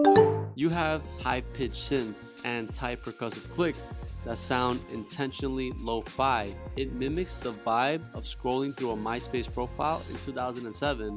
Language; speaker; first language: English; native; English